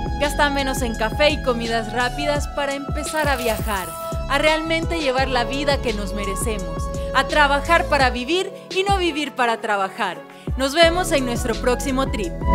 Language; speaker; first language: Spanish; native; Spanish